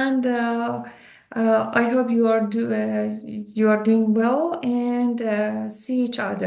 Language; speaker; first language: English; non-native, learner; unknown